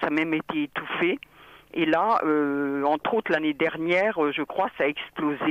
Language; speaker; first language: French; native; French